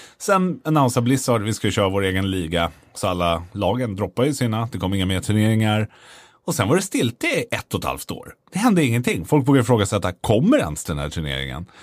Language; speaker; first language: Swedish; native; Swedish